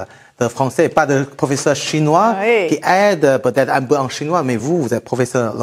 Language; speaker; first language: French; non-native, learner; Chinese